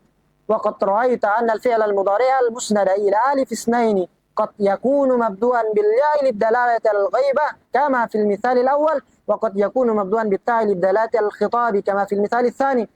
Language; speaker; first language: Arabic; non-native, fluent; Indonesian